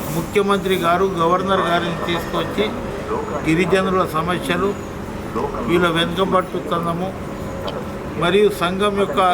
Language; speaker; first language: Telugu; non-native, local second language; Lambadi